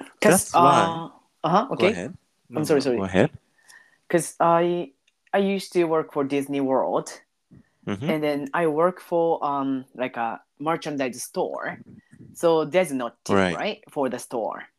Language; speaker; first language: English; non-native, learner; Japanese